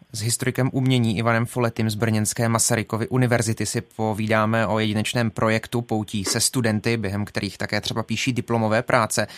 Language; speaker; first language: Czech; native; Czech